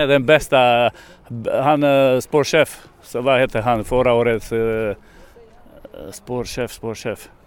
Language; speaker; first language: Swedish; non-native, fluent; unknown